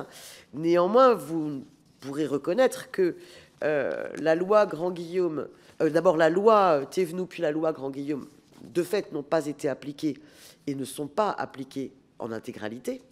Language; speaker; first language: French; native; French